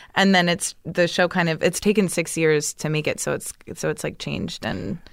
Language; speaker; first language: English; native; English